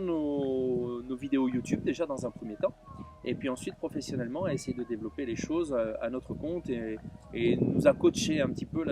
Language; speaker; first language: French; native; French